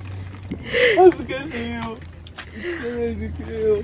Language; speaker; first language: Japanese; native; Japanese